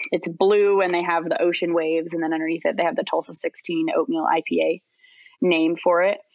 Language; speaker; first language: English; native; English